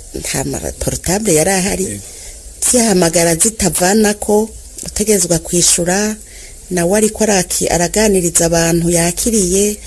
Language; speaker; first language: Rundi; early bilingual, other home language; Kinyarwanda